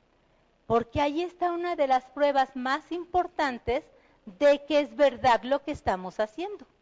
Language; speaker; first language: Spanish; native; Spanish